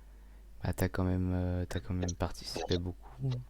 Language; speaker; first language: French; native; French